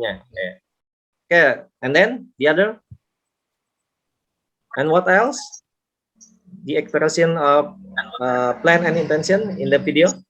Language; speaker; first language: English; non-native, local second language; Indonesian